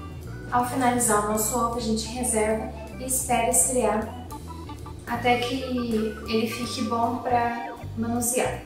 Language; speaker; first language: Portuguese; native; Portuguese